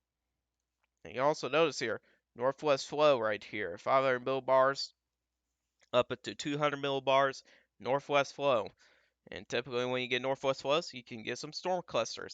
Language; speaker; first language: English; native; English